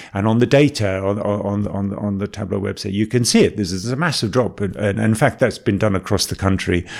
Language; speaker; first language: English; native; English